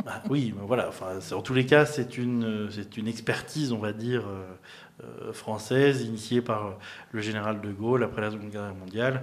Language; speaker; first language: French; native; French